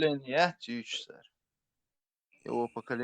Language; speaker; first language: Russian; non-native, local second language; Chechen